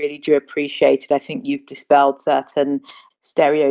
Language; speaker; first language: English; non-native, local second language; Akan